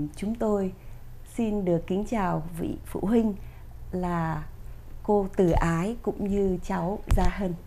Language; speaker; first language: Vietnamese; native; Vietnamese